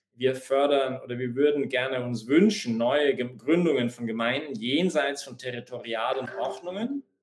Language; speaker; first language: German; non-native, fluent; English